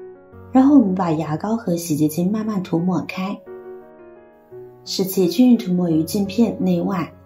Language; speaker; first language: Chinese; native; Chinese